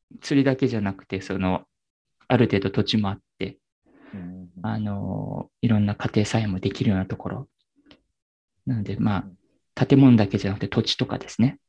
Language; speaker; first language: Japanese; native; Japanese